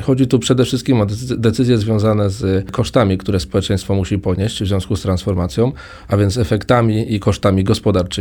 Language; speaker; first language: Polish; native; Polish